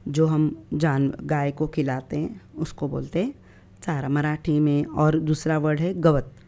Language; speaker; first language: Hindi; non-native, local second language; Marathi